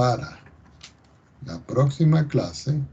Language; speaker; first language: Spanish; native; Spanish